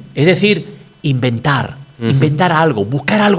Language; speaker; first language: Spanish; native; Spanish